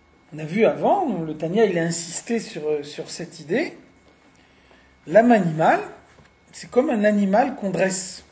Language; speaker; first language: French; native; French